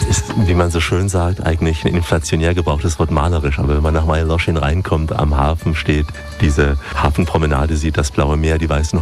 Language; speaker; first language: German; native; German